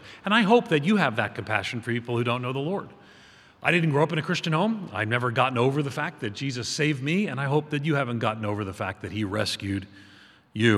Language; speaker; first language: English; native; English